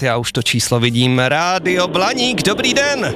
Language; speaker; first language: Czech; native; Czech